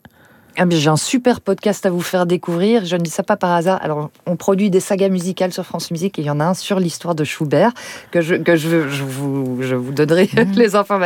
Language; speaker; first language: French; native; French